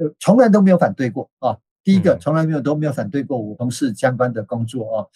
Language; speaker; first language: Chinese; native; Chinese